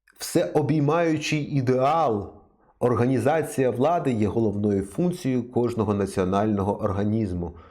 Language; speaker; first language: Ukrainian; native; Ukrainian